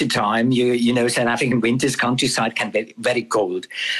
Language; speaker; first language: English; non-native, fluent; German